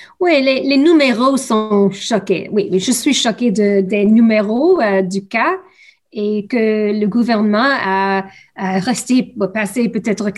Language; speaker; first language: French; non-native, learner; English